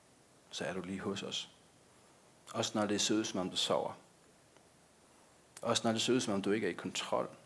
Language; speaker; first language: Danish; native; Danish